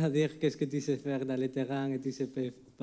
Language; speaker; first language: French; non-native, fluent; Spanish